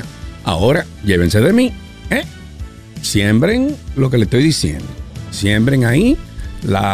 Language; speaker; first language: Spanish; native; Spanish